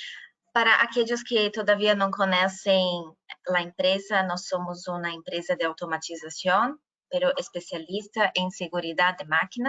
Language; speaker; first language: Spanish; non-native, fluent; Portuguese